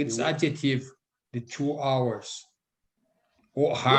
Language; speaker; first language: English; non-native, learner; Portuguese